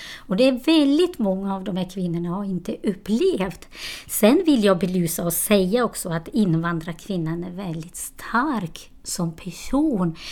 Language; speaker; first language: Swedish; non-native, fluent; Albanian